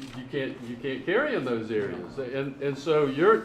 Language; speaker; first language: English; native; English